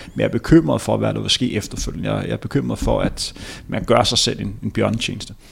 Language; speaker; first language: Danish; native; Danish